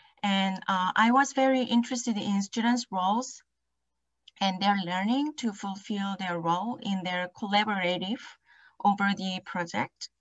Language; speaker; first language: English; non-native, fluent; Korean